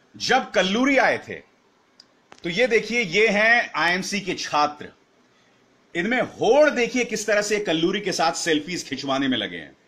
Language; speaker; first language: Hindi; native; Hindi